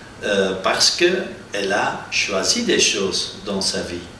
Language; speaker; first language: French; non-native, local second language; Dutch